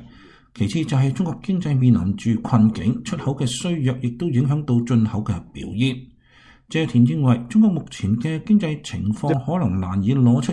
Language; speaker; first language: Chinese; non-native, local second language; Cantonese